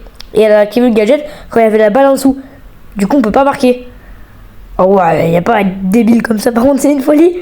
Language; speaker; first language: French; native; French